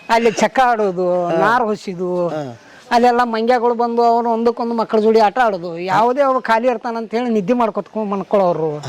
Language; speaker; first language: Kannada; native; Kannada